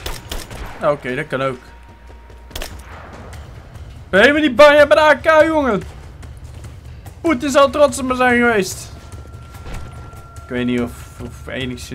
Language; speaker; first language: Dutch; native; Dutch